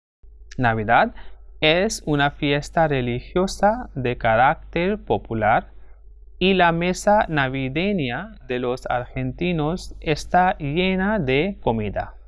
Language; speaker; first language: Spanish; non-native, fluent; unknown